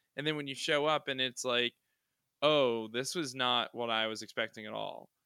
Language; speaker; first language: English; native; English